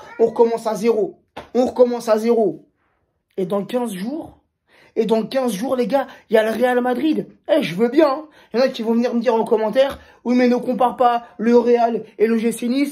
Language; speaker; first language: French; native; French